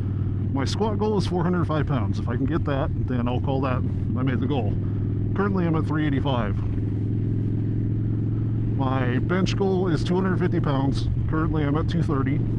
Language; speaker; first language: English; native; English